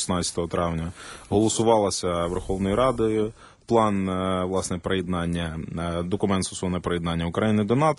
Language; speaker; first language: Ukrainian; native; Ukrainian